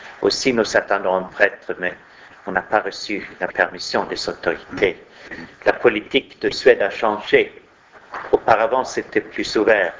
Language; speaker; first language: French; non-native, fluent; Swedish